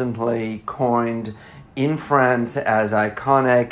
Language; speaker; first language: English; non-native, fluent; French